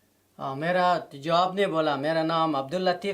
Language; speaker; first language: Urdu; non-native, learner; Persian